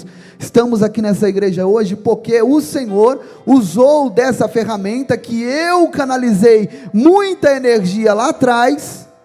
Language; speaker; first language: Portuguese; native; Portuguese